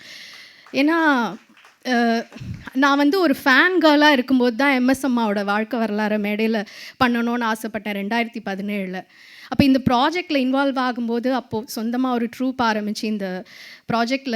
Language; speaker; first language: Tamil; native; Tamil